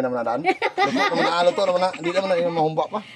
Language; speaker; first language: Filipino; non-native, local second language; Cebuano